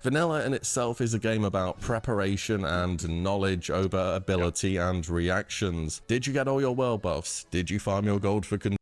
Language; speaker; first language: English; native; English